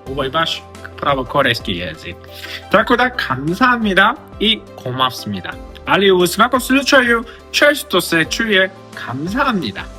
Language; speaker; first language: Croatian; non-native, fluent; Korean